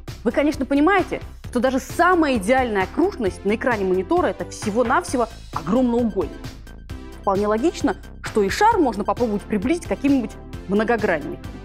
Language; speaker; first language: Russian; native; Russian